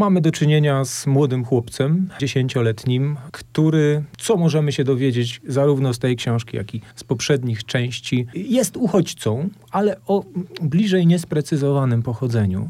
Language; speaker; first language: Polish; native; Polish